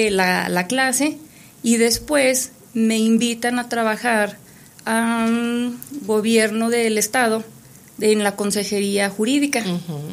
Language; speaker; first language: Spanish; native; Spanish